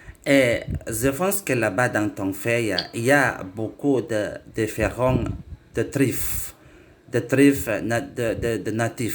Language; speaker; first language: French; non-native, learner; Indonesian